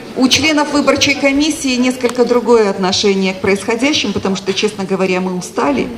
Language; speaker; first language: Russian; non-native, local second language; Ukrainian